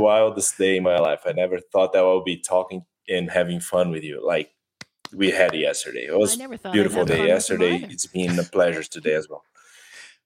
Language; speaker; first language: English; non-native, fluent; Portuguese